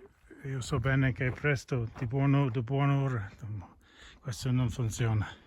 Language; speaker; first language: Italian; non-native, fluent; English